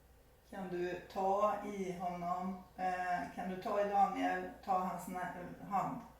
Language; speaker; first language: Swedish; native; Swedish